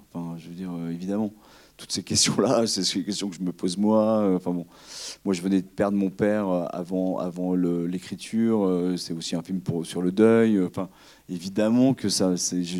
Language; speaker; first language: French; native; French